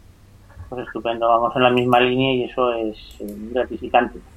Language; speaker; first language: Spanish; native; Spanish